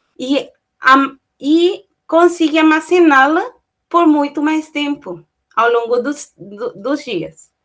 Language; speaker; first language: Portuguese; non-native, fluent; Spanish